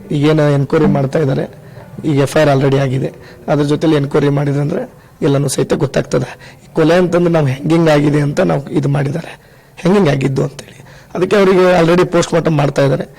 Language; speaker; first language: Kannada; non-native, local second language; Lambadi